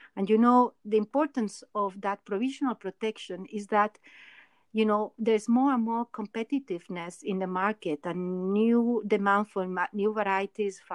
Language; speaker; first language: English; non-native, fluent; Spanish